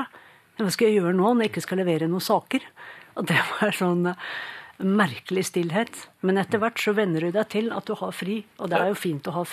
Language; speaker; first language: Norwegian; native; Norwegian